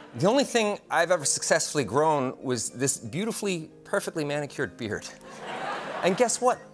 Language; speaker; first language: English; native; English